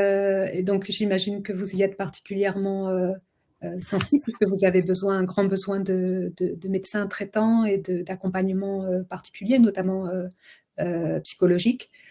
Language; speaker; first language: French; native; French